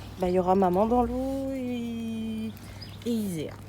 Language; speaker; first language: French; native; French